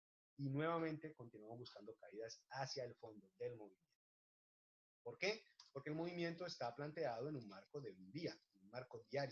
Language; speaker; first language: Spanish; native; Spanish